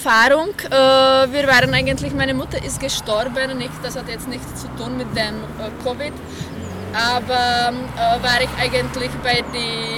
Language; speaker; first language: German; non-native, fluent; Czech